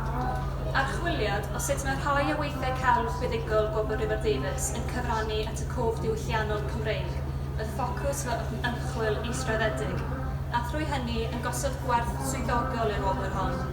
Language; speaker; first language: Welsh; native; Welsh